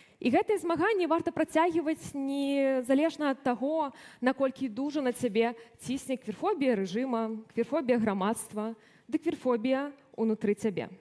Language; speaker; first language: Belarusian; native; Belarusian